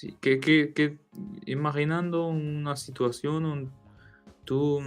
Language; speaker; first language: Spanish; non-native, learner; Portuguese